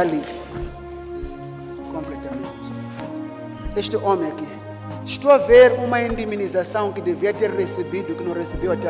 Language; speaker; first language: Portuguese; non-native, local second language; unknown